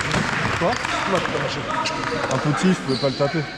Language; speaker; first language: French; native; French